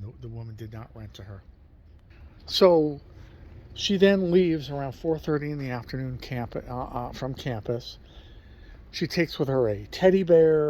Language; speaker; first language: English; native; English